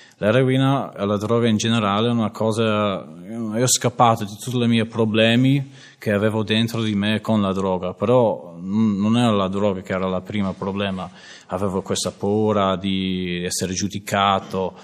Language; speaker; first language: Italian; non-native, learner; English